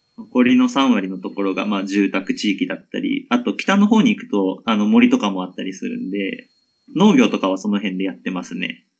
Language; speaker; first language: Japanese; native; Japanese